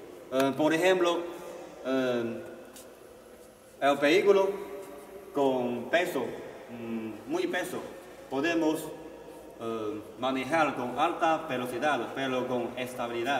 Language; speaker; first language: Spanish; non-native, learner; Chinese